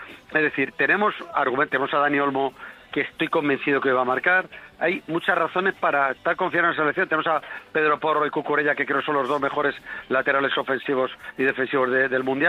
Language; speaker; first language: Spanish; native; Spanish